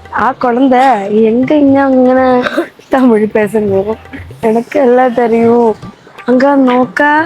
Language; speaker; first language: Tamil; non-native, learner; Malayalam